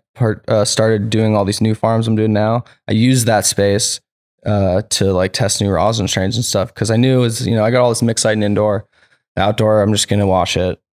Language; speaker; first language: English; native; English